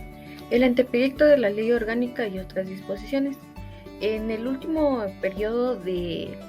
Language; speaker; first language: Spanish; native; Spanish